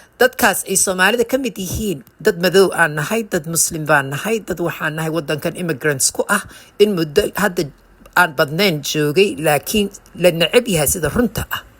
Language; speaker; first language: Somali; early bilingual, heritage; Somali